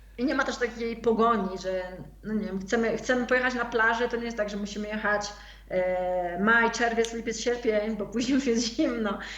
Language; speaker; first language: Polish; native; Polish